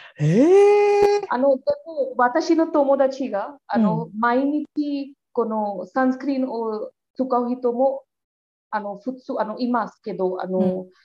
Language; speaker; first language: Japanese; non-native, learner; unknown